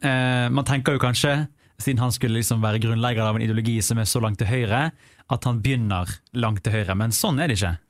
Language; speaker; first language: Norwegian; native; Norwegian